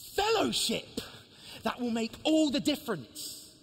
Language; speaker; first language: English; native; English